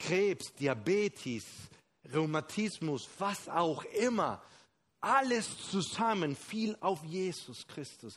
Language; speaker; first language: German; non-native, fluent; Spanish